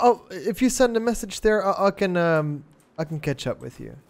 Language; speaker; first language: English; non-native, fluent; Dutch